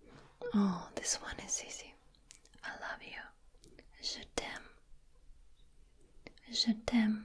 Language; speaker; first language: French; non-native, learner; Russian